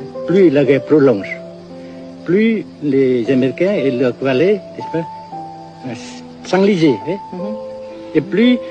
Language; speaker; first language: French; non-native, fluent; Vietnamese